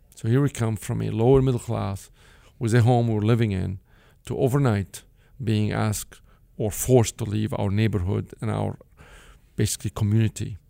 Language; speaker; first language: English; non-native, fluent; Arabic